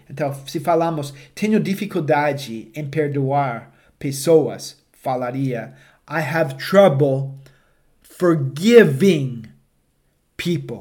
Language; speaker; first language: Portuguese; non-native, fluent; English